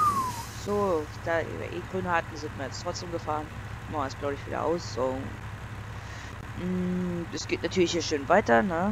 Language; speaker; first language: German; native; German